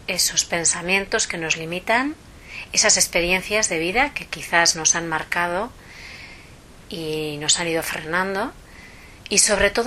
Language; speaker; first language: Spanish; native; Spanish